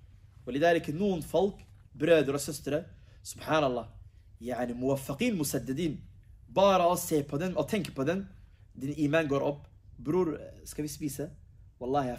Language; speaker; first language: Norwegian; early bilingual, other home language; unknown